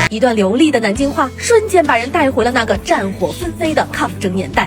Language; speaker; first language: Chinese; native; Chinese